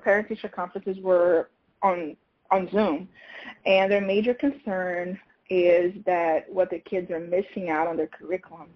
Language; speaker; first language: English; non-native, fluent; Portuguese